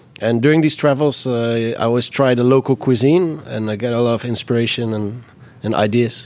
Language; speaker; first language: English; non-native, fluent; Dutch